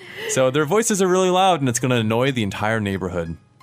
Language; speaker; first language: English; native; English